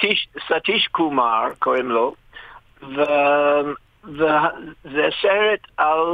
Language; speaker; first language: Hebrew; non-native, fluent; English